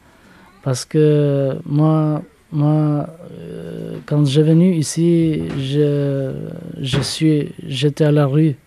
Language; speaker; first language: French; non-native, learner; Albanian